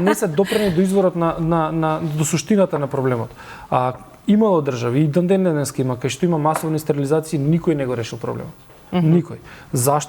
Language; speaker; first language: Macedonian; native; Macedonian